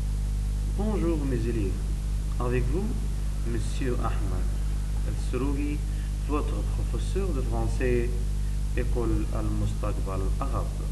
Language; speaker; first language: French; non-native, learner; Arabic